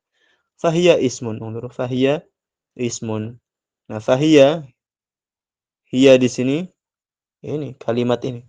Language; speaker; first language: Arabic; non-native, fluent; Indonesian